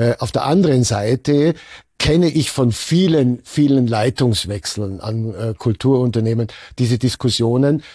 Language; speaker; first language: German; native; German